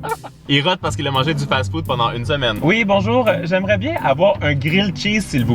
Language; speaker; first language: French; native; French